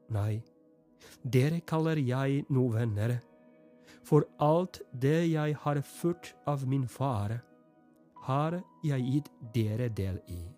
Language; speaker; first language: Norwegian; non-native, fluent; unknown